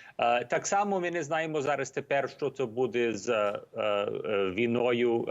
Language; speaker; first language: Ukrainian; early bilingual, heritage; Ukrainian